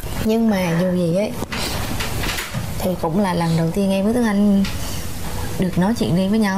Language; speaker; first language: Vietnamese; native; Vietnamese